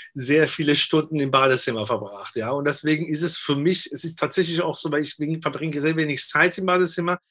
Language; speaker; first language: German; non-native, fluent; Persian